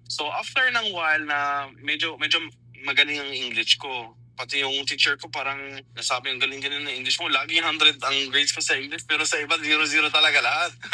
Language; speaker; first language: Filipino; non-native, fluent; Arabic